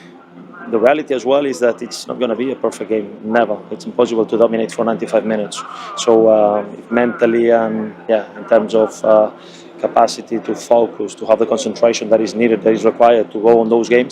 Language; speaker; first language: English; non-native, fluent; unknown